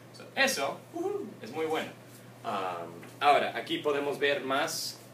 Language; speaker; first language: Spanish; non-native, fluent; English